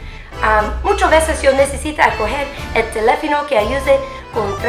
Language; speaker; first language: Spanish; early bilingual, heritage; English